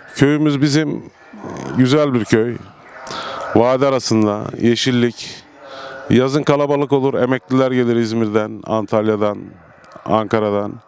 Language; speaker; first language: Turkish; native; Turkish